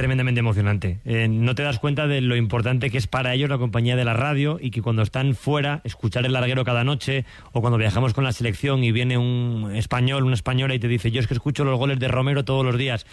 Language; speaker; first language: Spanish; native; Spanish